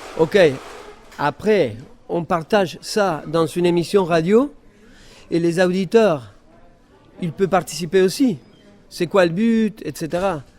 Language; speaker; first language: French; non-native, fluent; Spanish